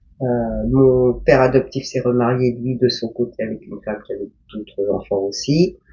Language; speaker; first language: French; early bilingual, other home language; Korean